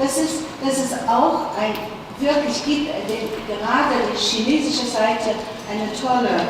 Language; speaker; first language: German; non-native, fluent; Chinese